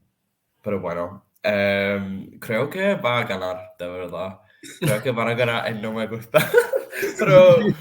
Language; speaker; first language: Spanish; non-native, fluent; Serbian